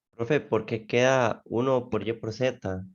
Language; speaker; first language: Spanish; native; Spanish